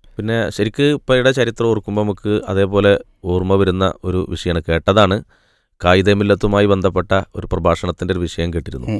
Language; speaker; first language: Malayalam; native; Malayalam